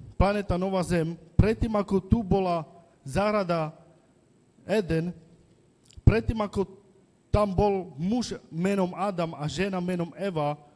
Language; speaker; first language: Slovak; non-native, local second language; Romany